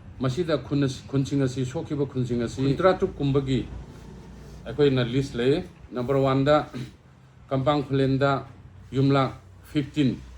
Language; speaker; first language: Manipuri; non-native, local second language; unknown